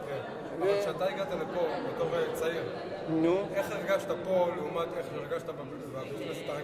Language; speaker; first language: Hebrew; native; Hebrew